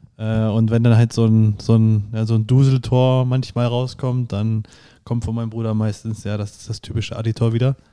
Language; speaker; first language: German; native; German